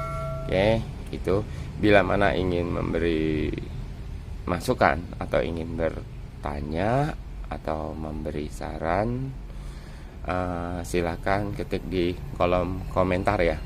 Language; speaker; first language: Indonesian; native; Indonesian